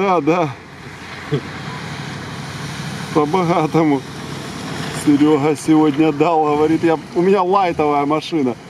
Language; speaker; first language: Russian; native; Russian